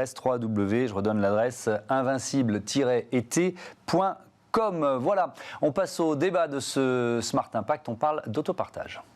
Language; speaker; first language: French; native; French